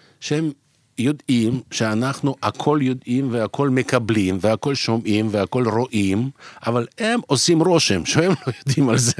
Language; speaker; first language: Hebrew; non-native, fluent; Russian